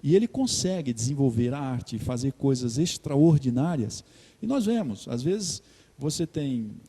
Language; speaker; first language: Portuguese; native; Portuguese